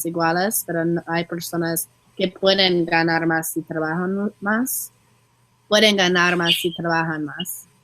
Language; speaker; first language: Spanish; non-native, learner; English